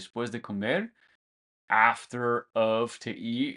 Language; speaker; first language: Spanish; non-native, fluent; English